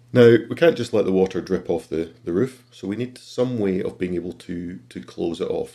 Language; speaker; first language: English; native; English